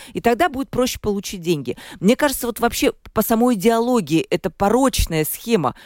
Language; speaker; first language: Russian; native; Russian